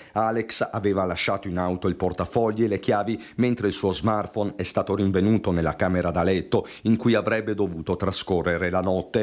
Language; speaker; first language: Italian; native; Italian